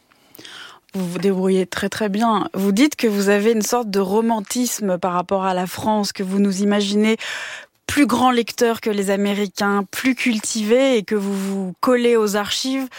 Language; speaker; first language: French; native; French